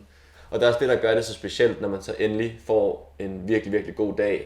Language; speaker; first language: Danish; native; Danish